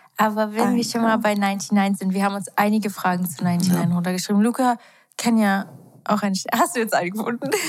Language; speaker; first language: German; early bilingual, other home language; Albanian